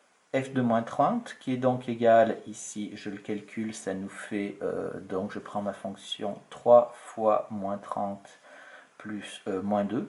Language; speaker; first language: French; native; French